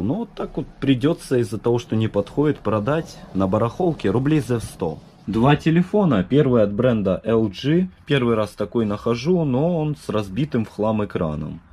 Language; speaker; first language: Russian; native; Russian